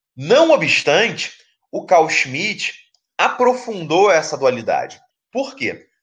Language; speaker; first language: Portuguese; native; Portuguese